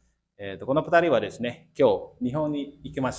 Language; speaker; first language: Japanese; non-native, fluent; Indonesian